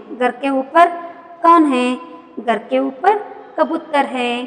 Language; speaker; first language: Hindi; non-native, local second language; Kannada